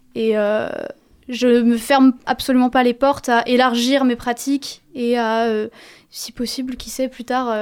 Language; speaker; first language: French; native; French